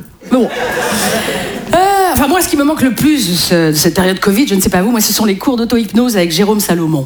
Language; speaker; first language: French; native; French